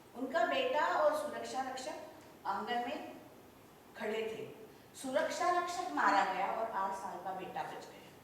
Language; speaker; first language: Hindi; non-native, local second language; Marathi